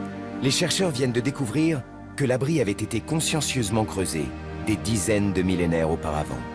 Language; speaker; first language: French; native; French